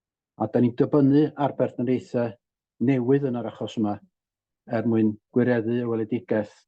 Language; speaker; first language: Welsh; native; Welsh